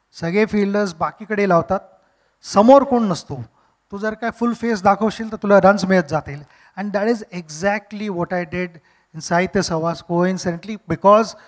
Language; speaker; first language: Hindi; non-native, local second language; Marathi